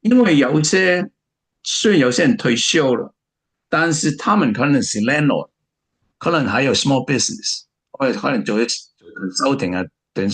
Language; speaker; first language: Chinese; native; Chinese